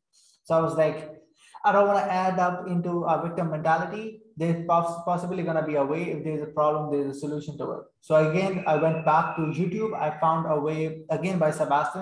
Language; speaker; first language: English; non-native, fluent; Urdu